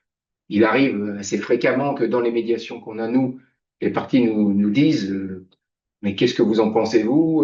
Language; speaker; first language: French; native; French